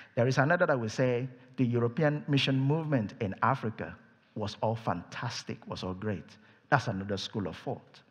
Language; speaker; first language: English; non-native, local second language; Yoruba